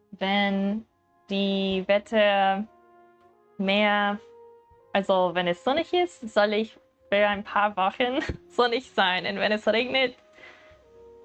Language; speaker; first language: German; non-native, learner; English